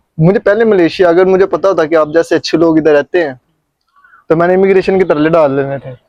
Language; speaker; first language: Urdu; non-native, local second language; Punjabi